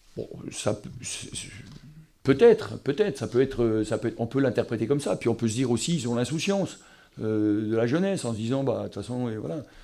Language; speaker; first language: French; native; French